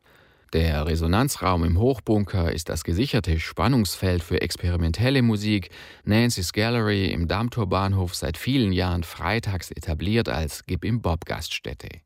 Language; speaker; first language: German; native; German